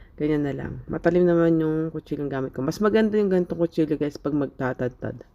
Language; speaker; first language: Filipino; native; Filipino